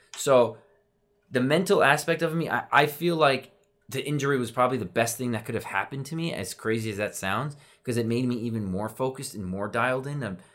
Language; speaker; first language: English; native; English